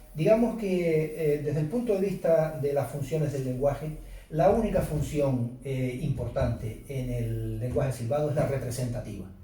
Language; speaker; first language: Spanish; native; Spanish